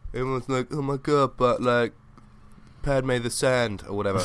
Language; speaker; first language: English; native; English